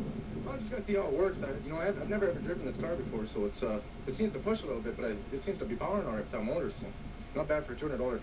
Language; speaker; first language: English; native; English